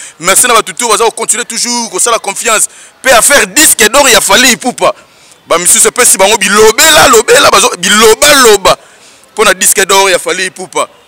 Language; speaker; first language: Lingala; native; Lingala